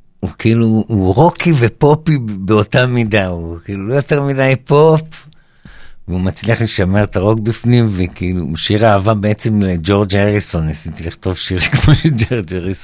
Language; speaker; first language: Hebrew; native; Hebrew